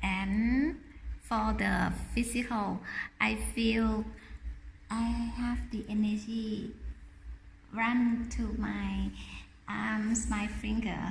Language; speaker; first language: English; non-native, learner; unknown